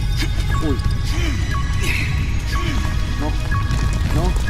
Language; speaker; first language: Spanish; native; Spanish